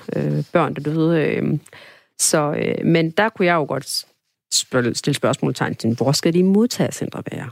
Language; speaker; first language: Danish; early bilingual, other home language; Tamil